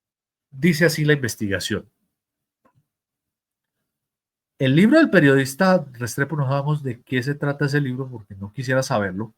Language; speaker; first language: Spanish; native; Spanish